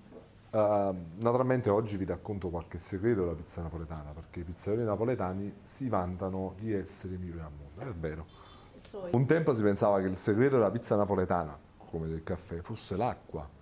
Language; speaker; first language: Italian; native; Italian